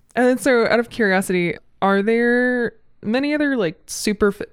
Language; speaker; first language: English; native; English